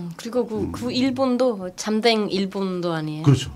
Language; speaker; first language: Korean; non-native, fluent; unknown